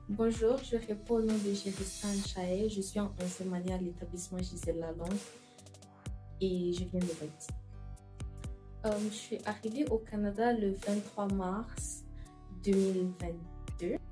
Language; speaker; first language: French; non-native, local second language; Haitian Creole